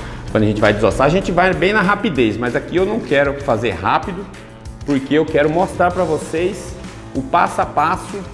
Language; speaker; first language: Portuguese; native; Portuguese